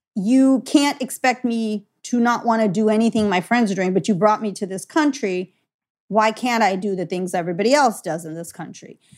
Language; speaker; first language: English; native; English